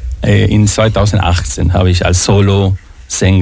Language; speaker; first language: German; non-native, fluent; Spanish